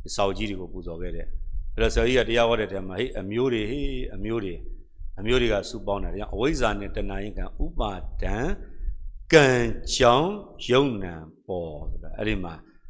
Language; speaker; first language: Burmese; native; Burmese